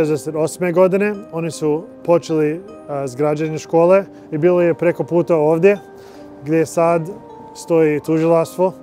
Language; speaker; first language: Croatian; non-native, learner; English